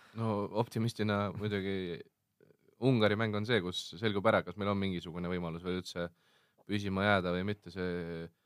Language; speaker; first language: Estonian; native; Estonian